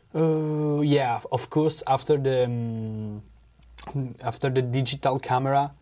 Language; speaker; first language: English; non-native, learner; Italian